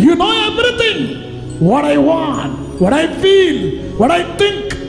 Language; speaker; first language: English; non-native, local second language; Tamil